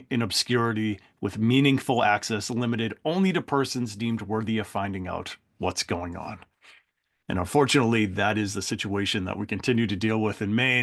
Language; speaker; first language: English; native; English